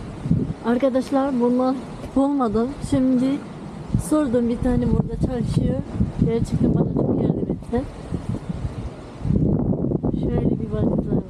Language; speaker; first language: Turkish; non-native, learner; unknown